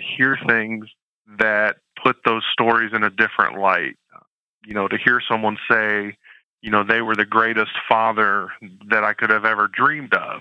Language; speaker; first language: English; native; English